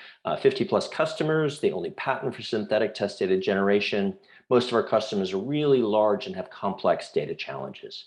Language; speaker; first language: English; native; English